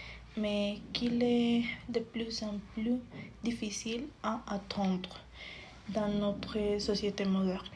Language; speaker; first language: French; non-native, fluent; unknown